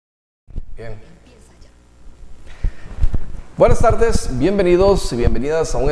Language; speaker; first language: Spanish; native; Spanish